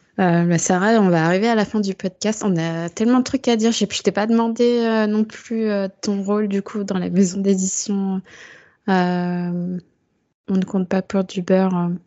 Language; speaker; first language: French; native; French